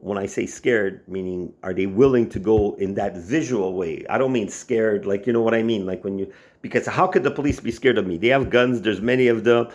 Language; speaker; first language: English; non-native, local second language; French